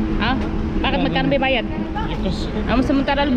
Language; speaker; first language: Spanish; non-native, learner; Filipino